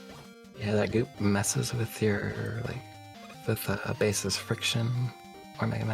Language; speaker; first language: English; native; English